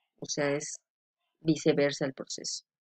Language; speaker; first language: Spanish; native; Spanish